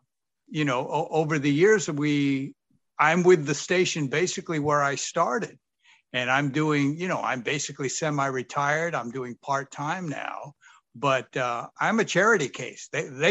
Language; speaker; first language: English; native; English